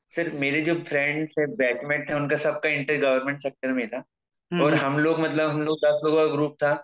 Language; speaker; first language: Hindi; native; Hindi